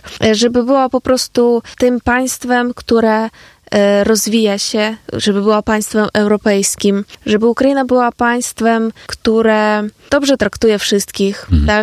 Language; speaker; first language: Polish; non-native, fluent; Ukrainian